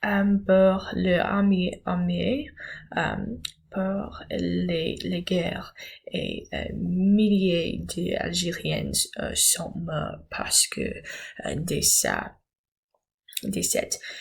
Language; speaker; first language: French; non-native, learner; English